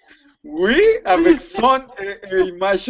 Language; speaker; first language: French; non-native, learner; Spanish